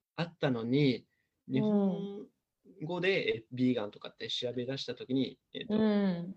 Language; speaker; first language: Japanese; non-native, fluent; English